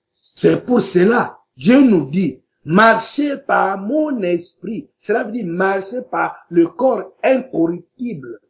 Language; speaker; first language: French; non-native, local second language; Lingala